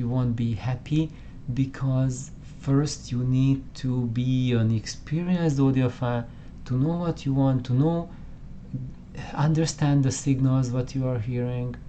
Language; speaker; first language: English; non-native, fluent; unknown